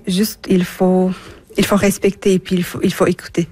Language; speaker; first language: French; non-native, fluent; Turkish